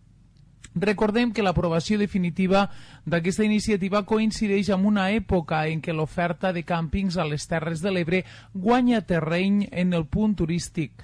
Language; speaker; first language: Catalan; native; Catalan